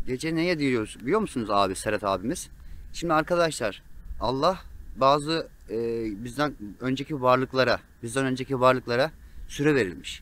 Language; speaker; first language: Turkish; native; Turkish